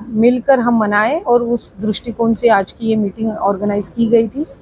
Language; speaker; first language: Hindi; non-native, local second language; Marathi